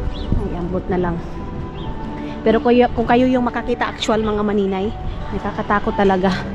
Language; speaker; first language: Filipino; non-native, local second language; Cebuano